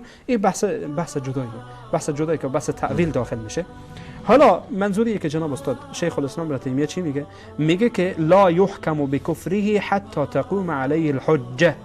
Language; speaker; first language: Persian; native; Persian